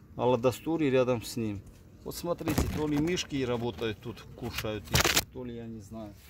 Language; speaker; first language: Russian; non-native, local second language; Georgian